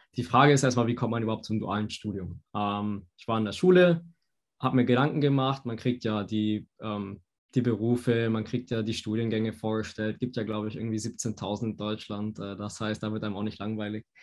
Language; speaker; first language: German; native; German